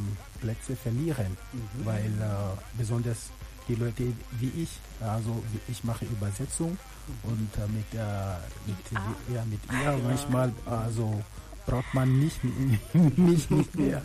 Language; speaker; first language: German; non-native, fluent; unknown